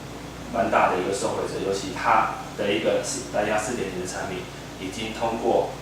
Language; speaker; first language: Chinese; native; Chinese